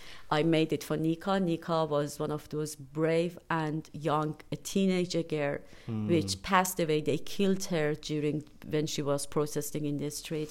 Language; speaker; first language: English; non-native, fluent; Persian